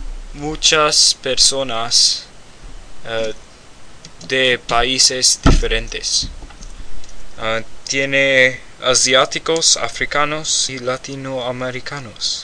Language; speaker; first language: Spanish; non-native, learner; English